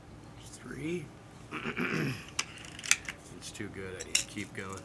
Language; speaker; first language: English; native; English